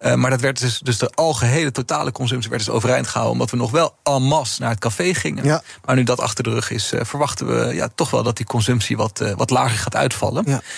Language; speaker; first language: Dutch; native; Dutch